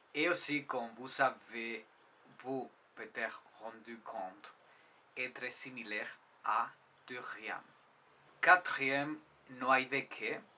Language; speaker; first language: French; non-native, fluent; Spanish